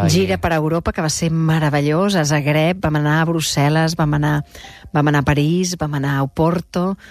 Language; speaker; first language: Catalan; non-native, local second language; Spanish